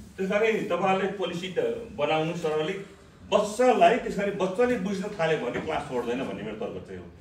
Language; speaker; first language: Nepali; non-native, local second language; Eastern Tamang